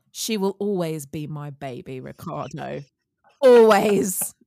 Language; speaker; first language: English; early bilingual, other home language; Italian